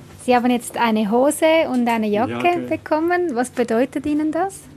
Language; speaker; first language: German; native; German